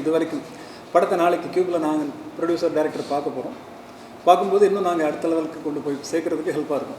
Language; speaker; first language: Tamil; native; Tamil